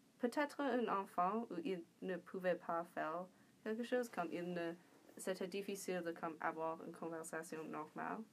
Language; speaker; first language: French; non-native, learner; English